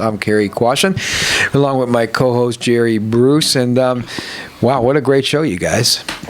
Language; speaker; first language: English; native; English